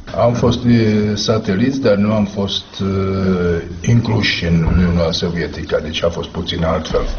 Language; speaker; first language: Romanian; non-native, fluent; Czech